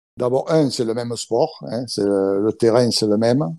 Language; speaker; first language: French; native; French